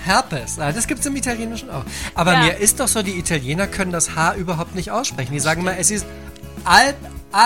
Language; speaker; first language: German; native; German